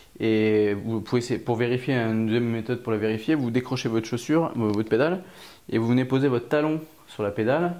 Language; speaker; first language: French; native; French